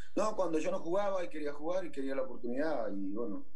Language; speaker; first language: Spanish; native; Spanish